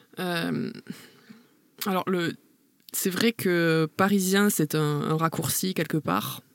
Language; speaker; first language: French; native; French